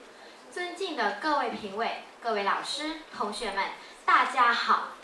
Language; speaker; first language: Chinese; non-native, learner; Thai